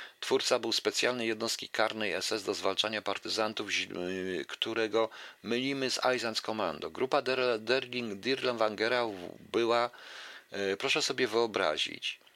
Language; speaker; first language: Polish; native; Polish